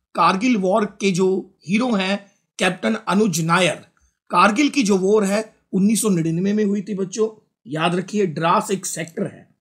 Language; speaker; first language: Hindi; non-native, local second language; Punjabi